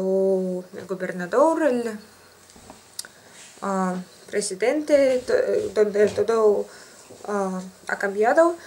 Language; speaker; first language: Spanish; non-native, learner; Russian